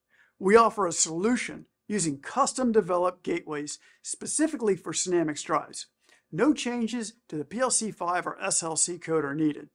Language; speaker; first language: English; native; English